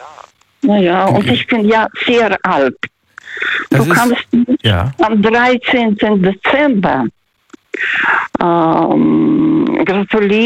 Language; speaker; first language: German; non-native, fluent; Russian